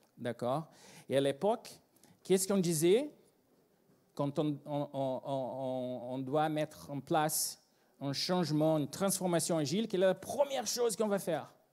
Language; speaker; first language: French; non-native, fluent; Portuguese